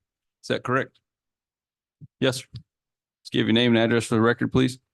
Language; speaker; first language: English; native; English